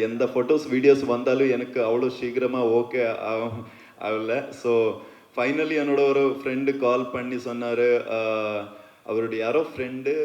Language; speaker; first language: Tamil; non-native, learner; Kannada